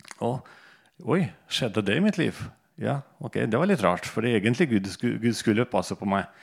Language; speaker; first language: Norwegian; non-native, fluent; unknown